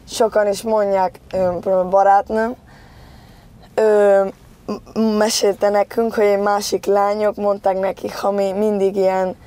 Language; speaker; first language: Hungarian; early bilingual, heritage; Spanish